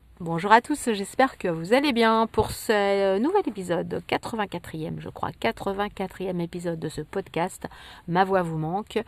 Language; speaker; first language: French; native; French